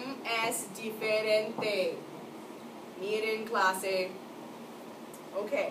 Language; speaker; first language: Spanish; non-native, fluent; English